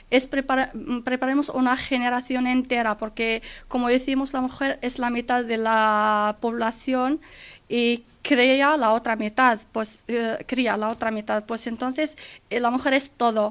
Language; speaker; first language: Spanish; non-native, fluent; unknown